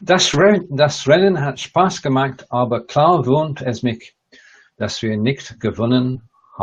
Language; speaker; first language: German; non-native, learner; English